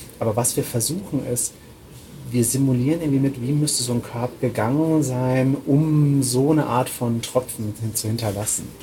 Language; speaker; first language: German; native; German